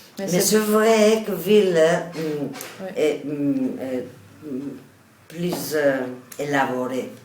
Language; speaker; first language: French; non-native, learner; Catalan